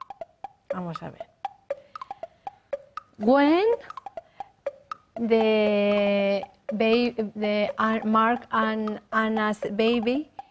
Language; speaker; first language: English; non-native, learner; Spanish